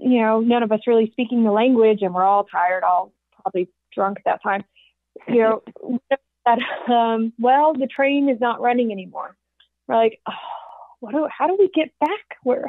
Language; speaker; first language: English; native; English